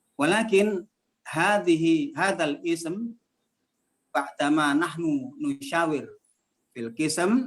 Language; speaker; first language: Arabic; non-native, fluent; Indonesian